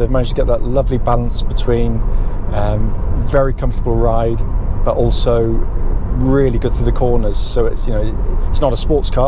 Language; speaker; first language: English; native; English